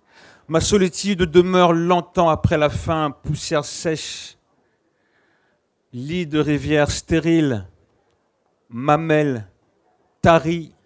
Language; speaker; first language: French; native; French